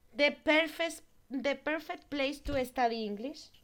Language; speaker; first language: English; non-native, learner; Spanish